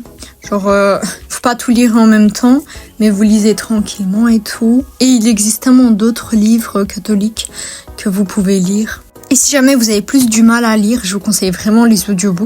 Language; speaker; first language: French; native; French